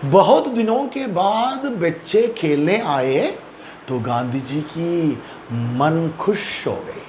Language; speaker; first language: Hindi; non-native, local second language; Malayalam